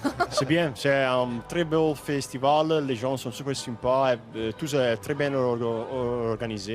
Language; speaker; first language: French; non-native, fluent; Italian